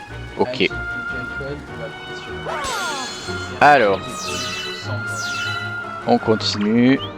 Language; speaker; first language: French; native; French